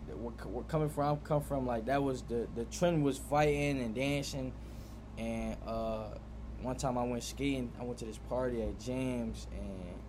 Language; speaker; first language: English; native; English